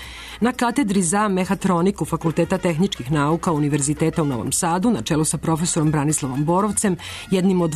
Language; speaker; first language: Serbian; native; Serbian